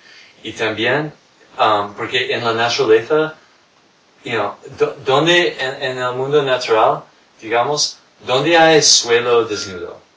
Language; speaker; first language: Spanish; non-native, fluent; English